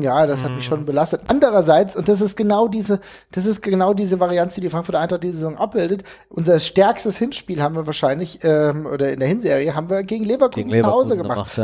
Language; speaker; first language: German; native; German